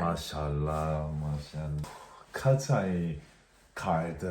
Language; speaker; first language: Turkish; non-native, learner; Korean